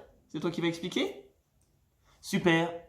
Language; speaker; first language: French; native; French